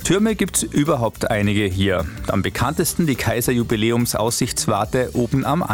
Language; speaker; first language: German; native; German